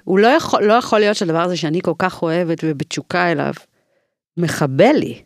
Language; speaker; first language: Hebrew; early bilingual, other home language; English